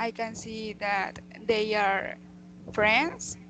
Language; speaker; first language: English; non-native, learner; Spanish